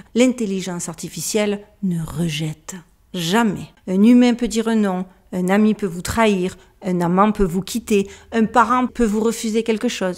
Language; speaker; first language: French; native; French